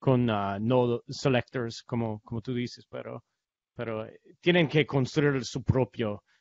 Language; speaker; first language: Spanish; non-native, learner; English